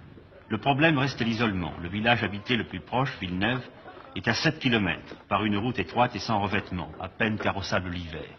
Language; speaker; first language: French; native; French